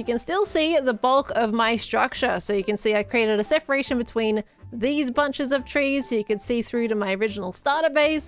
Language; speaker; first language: English; native; English